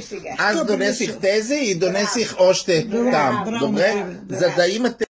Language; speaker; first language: Bulgarian; early bilingual, heritage; Hebrew